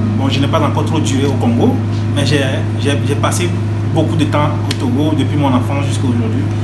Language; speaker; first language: French; non-native, local second language; Ewe